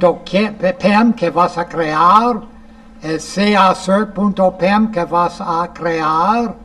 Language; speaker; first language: Spanish; non-native, fluent; English